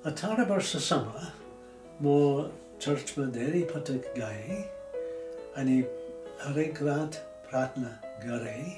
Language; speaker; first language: Nepali; non-native, fluent; English